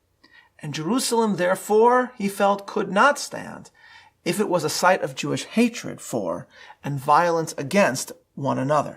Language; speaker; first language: English; native; English